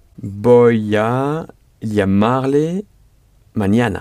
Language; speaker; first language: Spanish; non-native, learner; French